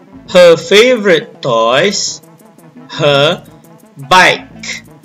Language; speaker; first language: English; non-native, local second language; Malay